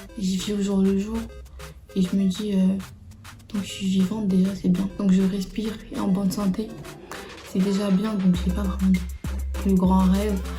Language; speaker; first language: French; early bilingual, other home language; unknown